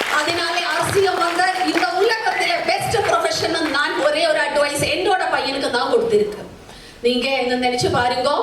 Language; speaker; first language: Tamil; non-native, learner; Malayalam